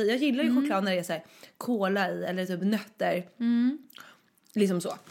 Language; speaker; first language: Swedish; native; Swedish